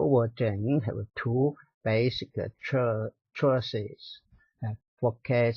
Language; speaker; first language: English; non-native, learner; Chinese